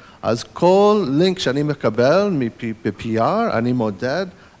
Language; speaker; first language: Hebrew; non-native, fluent; English